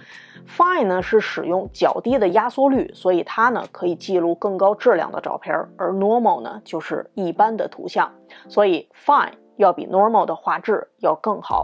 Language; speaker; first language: Chinese; native; Chinese